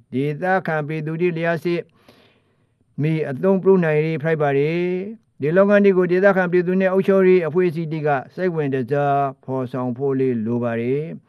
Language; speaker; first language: Burmese; native; Burmese